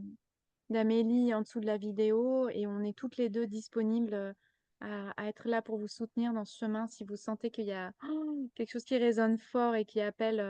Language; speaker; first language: French; native; French